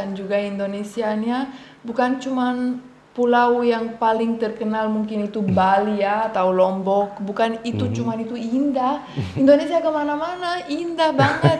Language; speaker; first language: Indonesian; non-native, fluent; Romanian